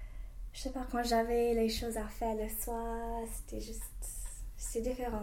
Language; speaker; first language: French; non-native, fluent; English